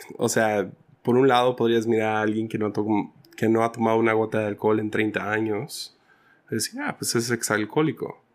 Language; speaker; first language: Spanish; early bilingual, other home language; English